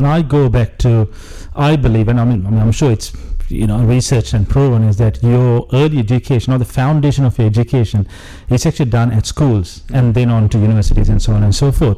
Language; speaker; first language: English; non-native, local second language; Sinhala